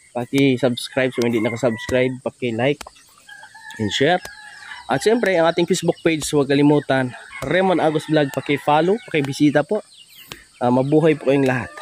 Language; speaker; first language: Filipino; non-native, local second language; Cebuano